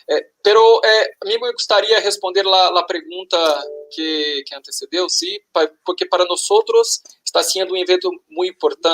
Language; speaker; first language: Spanish; non-native, learner; Portuguese